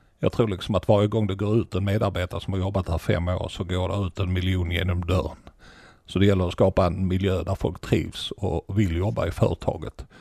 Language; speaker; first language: Swedish; native; Swedish